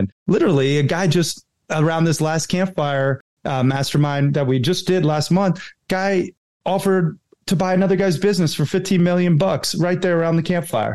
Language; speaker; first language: English; native; English